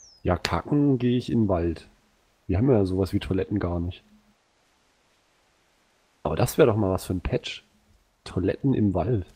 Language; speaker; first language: German; native; German